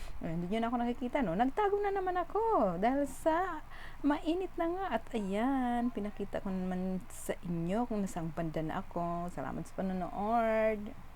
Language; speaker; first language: Filipino; non-native, local second language; Waray